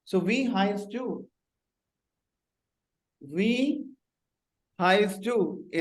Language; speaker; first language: German; non-native, fluent; Hindi